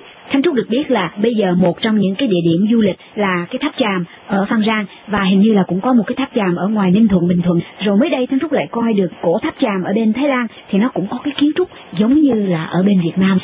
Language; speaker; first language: Vietnamese; native; Vietnamese